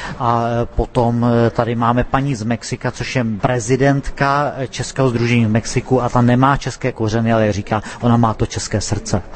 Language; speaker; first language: Czech; native; Czech